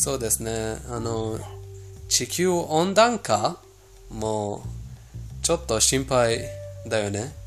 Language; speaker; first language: Japanese; non-native, fluent; Persian